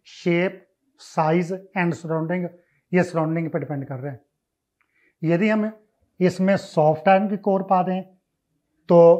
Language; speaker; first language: Hindi; non-native, local second language; Punjabi